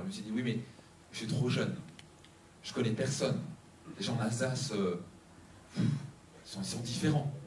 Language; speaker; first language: French; native; French